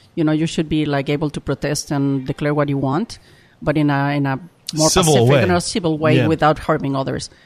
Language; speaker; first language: English; non-native, fluent; Spanish